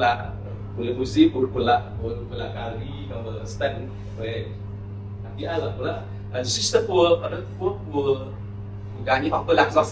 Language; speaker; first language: French; non-native, local second language; Khmer